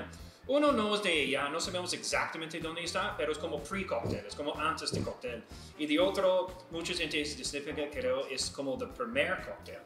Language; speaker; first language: Spanish; non-native, learner; English